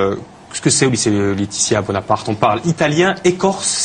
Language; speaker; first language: French; native; French